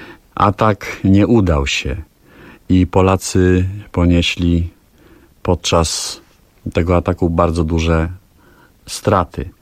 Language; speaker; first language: Polish; native; Polish